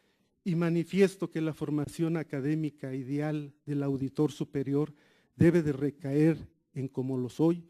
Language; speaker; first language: Spanish; native; Spanish